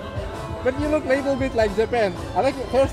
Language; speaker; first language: English; non-native, learner; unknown